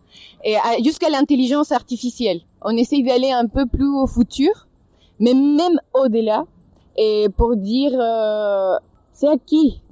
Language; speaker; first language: French; non-native, fluent; Spanish